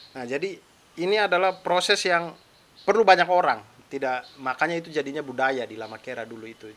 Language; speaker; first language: Indonesian; non-native, local second language; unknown